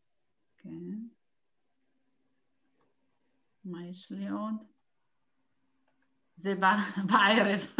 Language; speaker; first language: Hebrew; non-native, local second language; Arabic